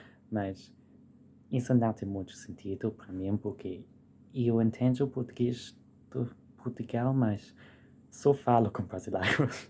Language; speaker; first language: Portuguese; non-native, fluent; English